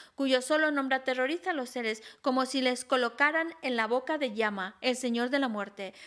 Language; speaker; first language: Spanish; native; Spanish